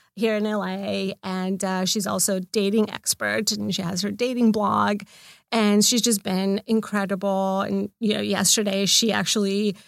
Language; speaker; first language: English; non-native, fluent; Serbian